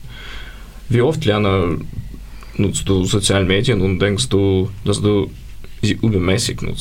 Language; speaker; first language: German; non-native, fluent; Ukrainian